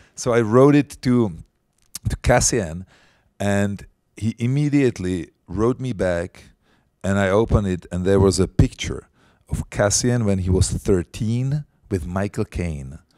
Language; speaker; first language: English; non-native, fluent; Czech